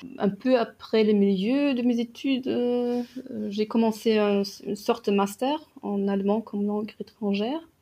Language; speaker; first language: French; non-native, fluent; German